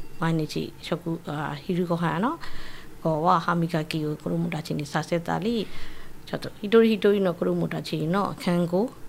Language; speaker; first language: Japanese; non-native, fluent; Burmese